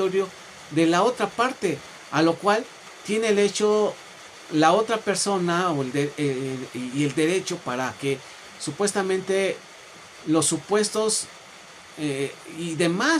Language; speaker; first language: Spanish; native; Spanish